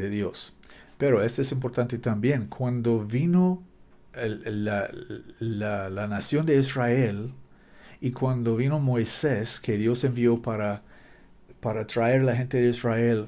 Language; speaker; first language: Spanish; non-native, learner; English